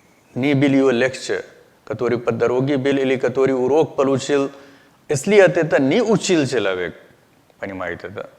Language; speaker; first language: Russian; non-native, learner; Hindi